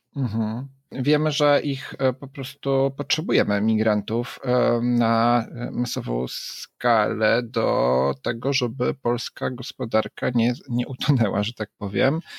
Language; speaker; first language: Polish; native; Polish